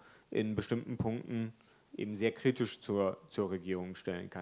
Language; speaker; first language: German; native; German